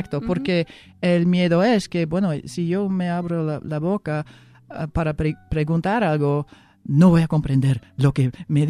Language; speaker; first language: Spanish; non-native, fluent; English